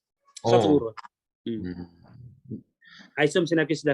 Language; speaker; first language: Korean; non-native, learner; Nepali